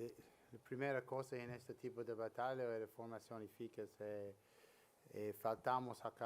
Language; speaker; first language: Spanish; non-native, learner; English